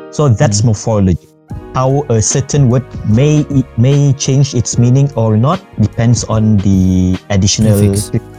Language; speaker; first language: English; non-native, fluent; Malay